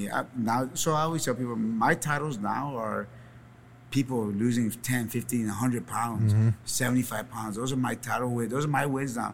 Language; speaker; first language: English; native; English